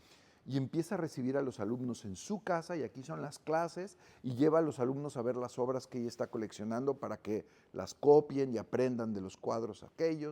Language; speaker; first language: Spanish; native; Spanish